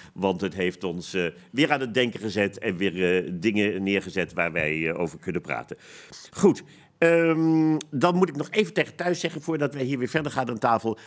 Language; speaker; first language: Dutch; native; Dutch